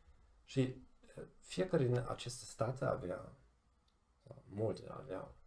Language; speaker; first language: Romanian; non-native, fluent; German